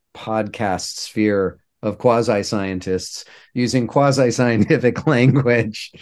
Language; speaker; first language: English; native; English